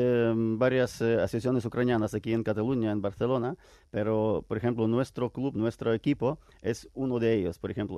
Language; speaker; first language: Spanish; non-native, fluent; Ukrainian